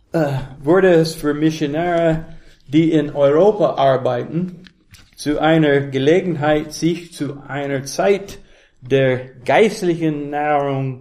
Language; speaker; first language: German; non-native, learner; English